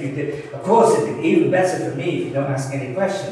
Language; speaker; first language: English; native; English